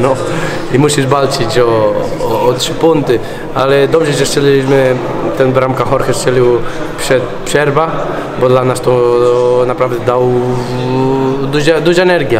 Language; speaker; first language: Polish; non-native, learner; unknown